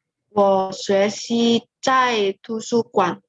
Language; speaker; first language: Chinese; non-native, learner; Indonesian